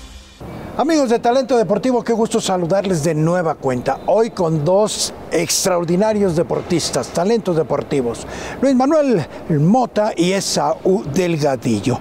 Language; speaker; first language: Spanish; native; Spanish